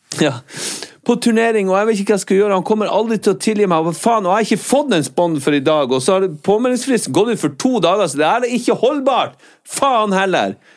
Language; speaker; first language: Norwegian; native; Norwegian